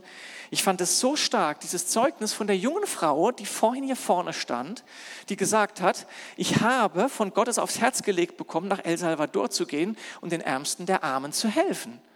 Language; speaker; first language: German; native; German